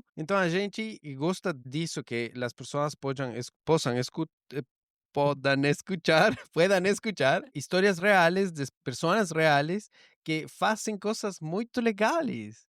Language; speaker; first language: Portuguese; non-native, learner; Spanish